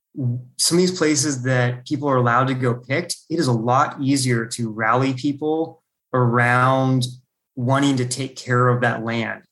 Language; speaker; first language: English; native; English